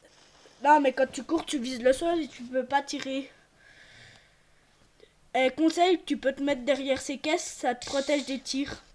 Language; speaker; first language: French; native; French